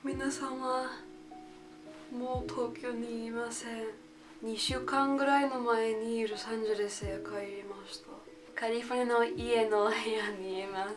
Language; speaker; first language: Japanese; non-native, learner; English